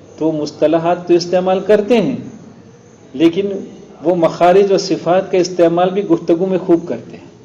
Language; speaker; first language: Urdu; non-native, local second language; Gujarati